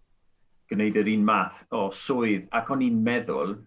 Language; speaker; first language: Welsh; non-native, fluent; Spanish